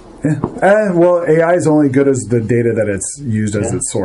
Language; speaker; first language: English; native; English